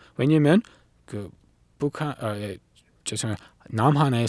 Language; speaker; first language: Korean; non-native, learner; English